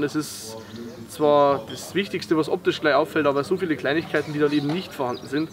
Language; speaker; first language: German; native; German